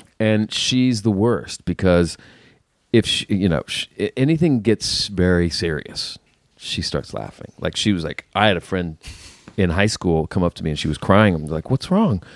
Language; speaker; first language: English; native; English